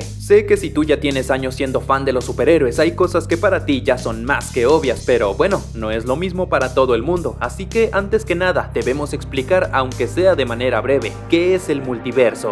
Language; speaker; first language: Spanish; native; Spanish